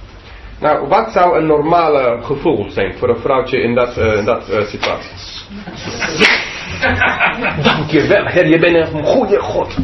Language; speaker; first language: Dutch; non-native, fluent; English